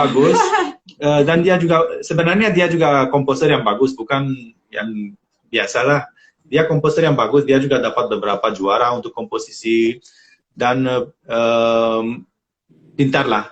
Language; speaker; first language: Indonesian; non-native, fluent; Romanian